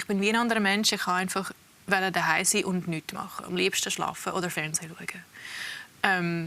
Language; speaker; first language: German; early bilingual, heritage; English